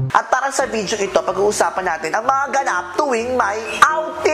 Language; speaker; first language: Filipino; native; Filipino